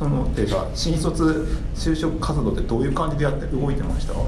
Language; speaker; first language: Japanese; native; Japanese